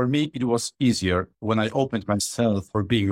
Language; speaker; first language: English; non-native, fluent; Polish